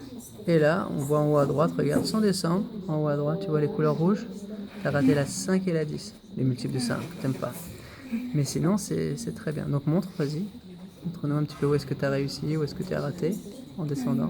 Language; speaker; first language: French; native; French